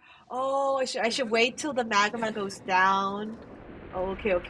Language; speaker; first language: English; non-native, fluent; Korean